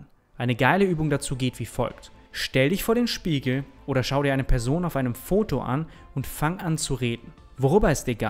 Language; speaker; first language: German; native; German